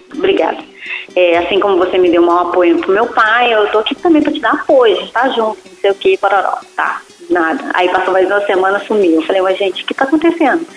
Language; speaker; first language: Portuguese; native; Portuguese